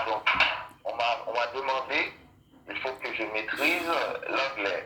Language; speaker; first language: French; non-native, local second language; Haitian Creole